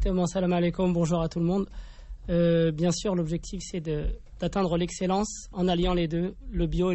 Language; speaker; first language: French; native; French